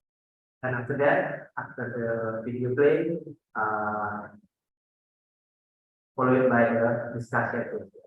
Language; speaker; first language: English; non-native, fluent; Indonesian